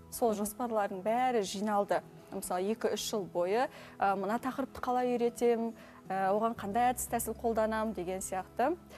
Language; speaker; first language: Kazakh; non-native, local second language; Uzbek